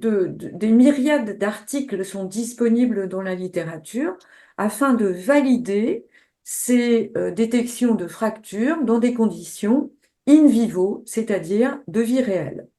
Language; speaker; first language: French; native; French